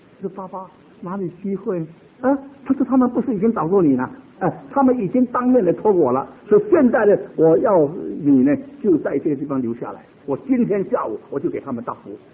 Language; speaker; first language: Chinese; native; Chinese